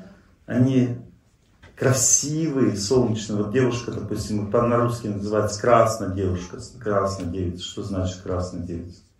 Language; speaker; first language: Russian; native; Russian